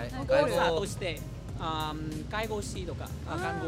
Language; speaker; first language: Japanese; non-native, learner; Vietnamese